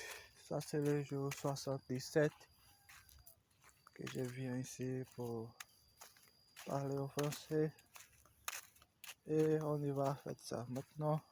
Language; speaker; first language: French; non-native, learner; Portuguese